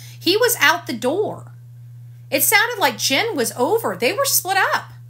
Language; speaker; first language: English; native; English